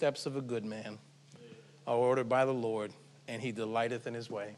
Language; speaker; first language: English; native; English